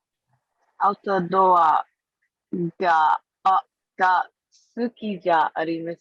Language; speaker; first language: Japanese; non-native, learner; English